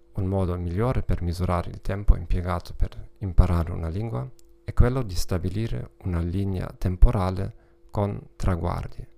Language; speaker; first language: Italian; non-native, learner; German